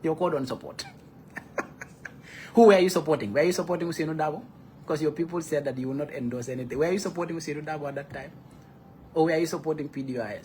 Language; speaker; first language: English; non-native, local second language; Wolof